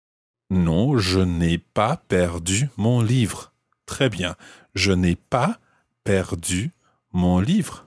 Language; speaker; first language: French; non-native, fluent; English